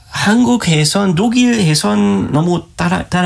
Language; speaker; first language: Korean; non-native, learner; German